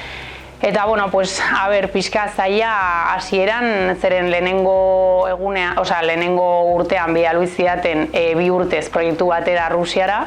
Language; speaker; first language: Basque; non-native, local second language; Spanish